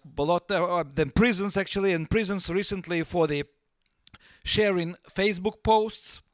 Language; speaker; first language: English; non-native, fluent; Russian